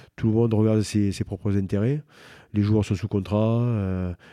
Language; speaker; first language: French; native; French